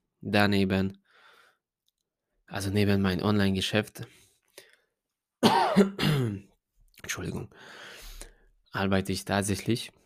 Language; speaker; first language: German; non-native, fluent; Hungarian